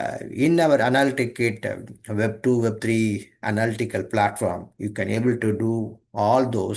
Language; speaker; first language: English; non-native, local second language; Tamil